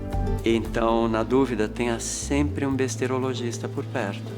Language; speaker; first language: Portuguese; native; Portuguese